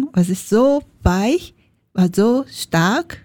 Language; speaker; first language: German; non-native, learner; Japanese